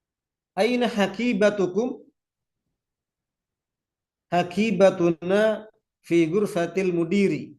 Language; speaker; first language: Arabic; non-native, fluent; Indonesian